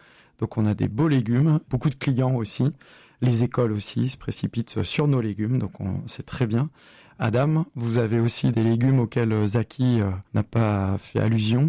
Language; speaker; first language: French; native; French